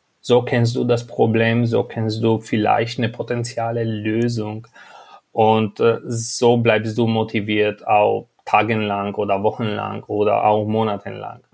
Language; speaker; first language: German; non-native, fluent; Albanian